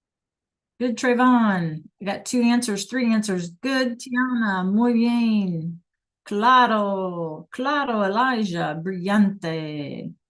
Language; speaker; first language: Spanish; non-native, fluent; English